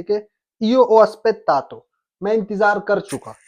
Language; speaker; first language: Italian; non-native, fluent; Urdu